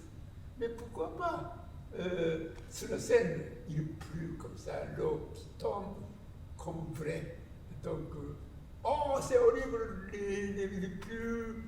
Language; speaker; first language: French; non-native, learner; Japanese